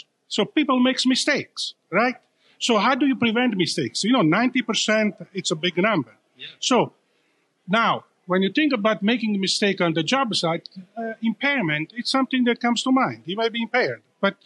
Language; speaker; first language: English; non-native, fluent; Italian